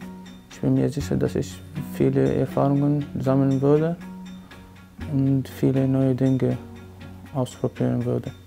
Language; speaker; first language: German; non-native, fluent; Arabic